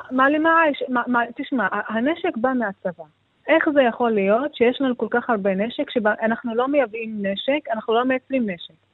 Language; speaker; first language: Hebrew; non-native, local second language; Arabic